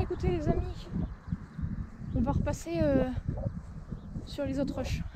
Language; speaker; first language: French; native; French